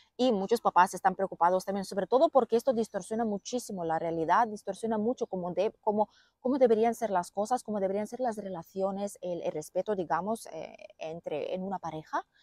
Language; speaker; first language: Spanish; non-native, fluent; Lithuanian